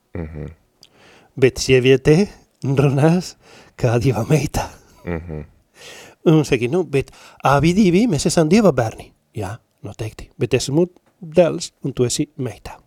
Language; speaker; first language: Latvian; non-native, learner; Spanish